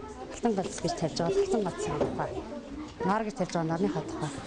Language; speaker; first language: Mongolian; native; Mongolian